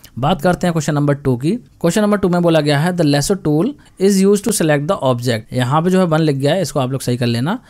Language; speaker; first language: Hindi; native; Hindi